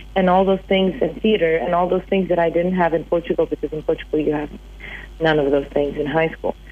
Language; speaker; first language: English; non-native, fluent; Portuguese